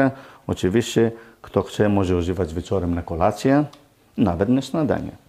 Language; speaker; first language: Polish; non-native, learner; Greek